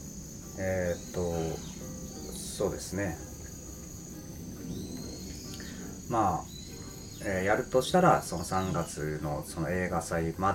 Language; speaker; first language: Japanese; native; Japanese